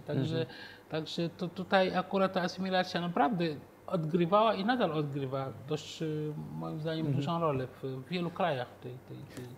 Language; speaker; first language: Polish; non-native, fluent; Wolof